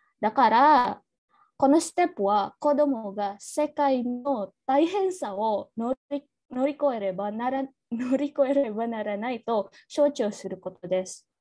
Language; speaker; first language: Japanese; non-native, learner; Indonesian